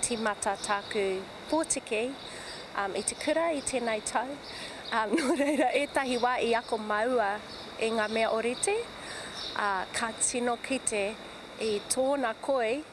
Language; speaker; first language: Māori; non-native, local second language; English